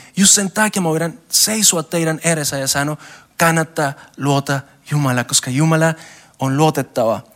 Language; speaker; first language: Finnish; non-native, learner; Spanish